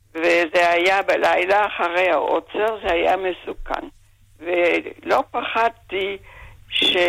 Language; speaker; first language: Hebrew; non-native, fluent; German